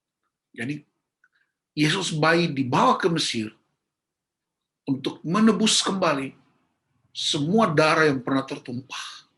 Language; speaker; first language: Indonesian; native; Indonesian